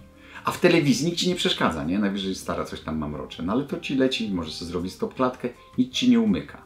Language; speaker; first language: Polish; native; Polish